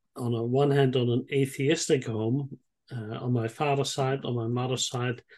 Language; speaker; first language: English; non-native, fluent; Dutch